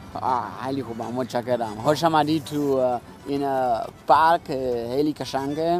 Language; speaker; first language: Persian; non-native, learner; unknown